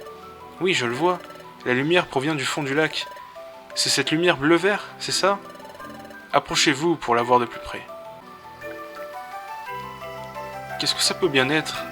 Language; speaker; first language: French; native; French